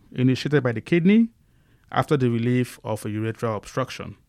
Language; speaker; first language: English; non-native, local second language; Igbo